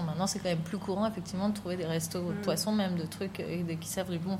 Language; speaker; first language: French; native; French